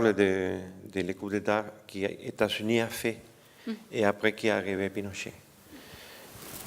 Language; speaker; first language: French; non-native, fluent; Spanish